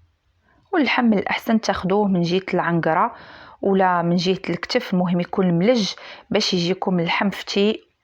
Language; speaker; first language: Arabic; native; Arabic